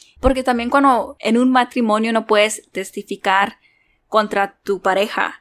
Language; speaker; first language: Spanish; early bilingual, heritage; Spanish